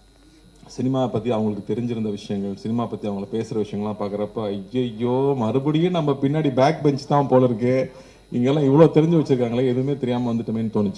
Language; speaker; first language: Tamil; native; Tamil